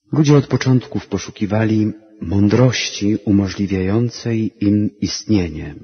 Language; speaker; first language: Polish; native; Polish